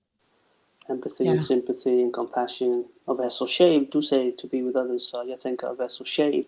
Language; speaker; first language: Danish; non-native, fluent; English